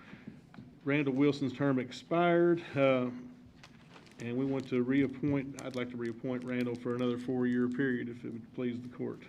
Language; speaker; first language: English; native; English